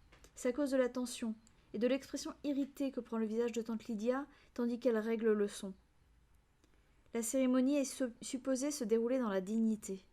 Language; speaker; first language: French; native; French